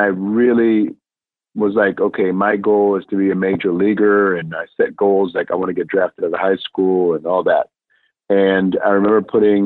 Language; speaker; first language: English; non-native, fluent; Spanish